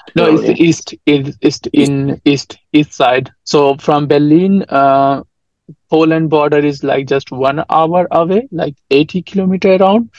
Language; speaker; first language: English; non-native, local second language; Nepali